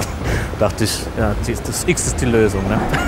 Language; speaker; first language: German; native; German